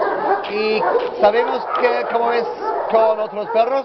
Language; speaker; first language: Spanish; non-native, learner; English